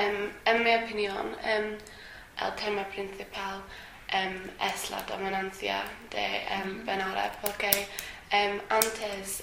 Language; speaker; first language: Spanish; non-native, learner; English